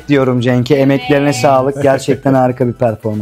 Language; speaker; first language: Turkish; native; Turkish